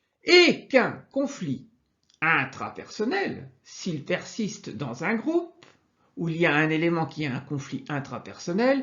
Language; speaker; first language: French; native; French